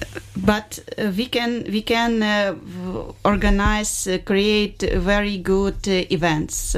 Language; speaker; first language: English; non-native, learner; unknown